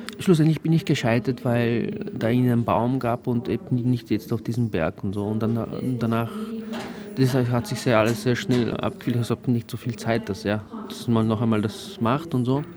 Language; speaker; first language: German; non-native, fluent; Bulgarian